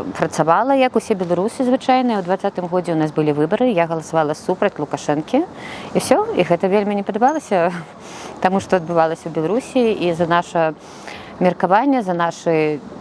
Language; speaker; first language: Belarusian; non-native, local second language; Russian